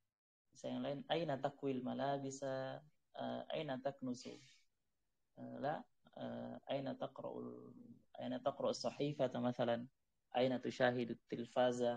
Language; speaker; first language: Arabic; non-native, fluent; Indonesian